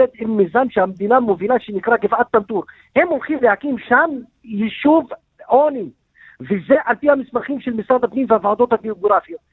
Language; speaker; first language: Hebrew; non-native, local second language; Arabic